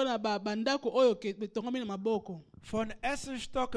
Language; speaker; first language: German; non-native, learner; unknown